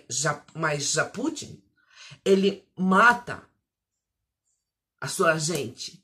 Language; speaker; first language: Portuguese; non-native, fluent; Russian